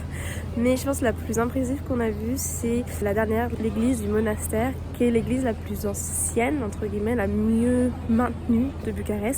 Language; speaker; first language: French; native; French